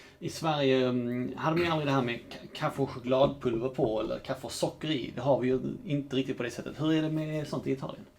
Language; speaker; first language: Swedish; native; Swedish